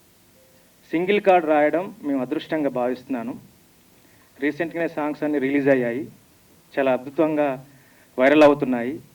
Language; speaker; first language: Telugu; native; Telugu